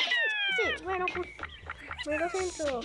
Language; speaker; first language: Spanish; early bilingual, heritage; Spanish